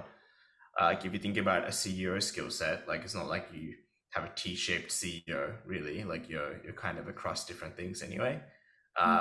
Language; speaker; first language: English; native; English